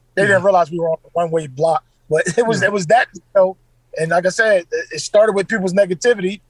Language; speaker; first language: English; native; English